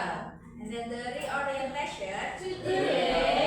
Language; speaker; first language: English; non-native, learner; Indonesian